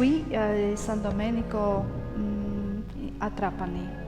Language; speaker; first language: Italian; non-native, learner; Latvian